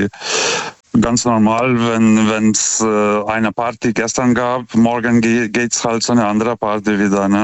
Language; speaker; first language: German; non-native, fluent; Lithuanian